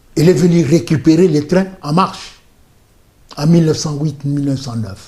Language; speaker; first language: French; non-native, local second language; Luba-Lulua